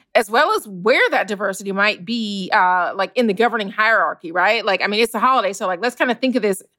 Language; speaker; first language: English; native; English